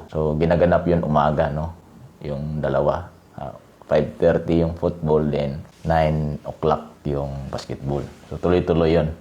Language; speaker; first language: Filipino; non-native, local second language; Cebuano